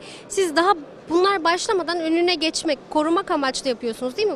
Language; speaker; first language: Turkish; native; Turkish